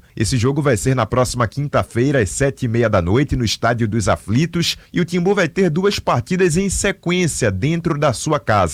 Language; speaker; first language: Portuguese; native; Portuguese